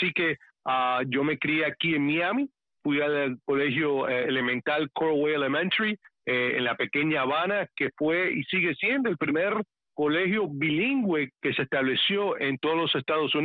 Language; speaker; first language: Spanish; early bilingual, heritage; Spanish